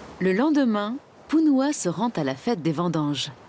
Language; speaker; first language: French; native; French